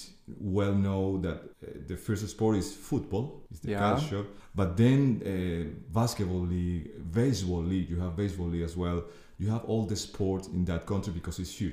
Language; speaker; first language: English; non-native, fluent; Spanish